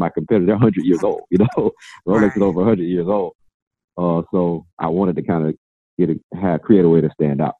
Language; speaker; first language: English; native; English